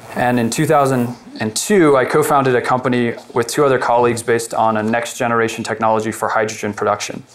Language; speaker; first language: English; native; English